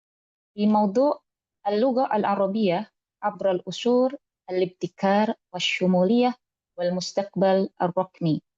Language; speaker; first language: Arabic; non-native, learner; Indonesian